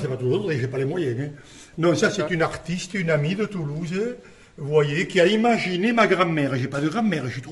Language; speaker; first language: French; native; French